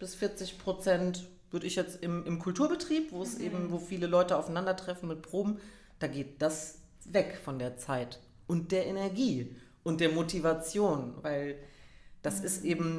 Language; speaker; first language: German; native; German